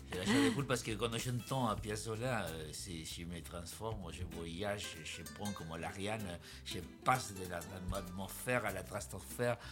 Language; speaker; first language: French; non-native, fluent; Spanish